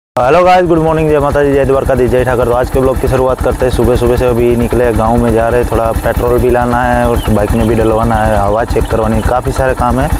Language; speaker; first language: Hindi; non-native, local second language; Gujarati